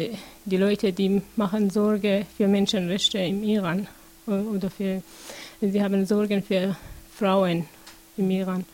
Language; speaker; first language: German; non-native, learner; Persian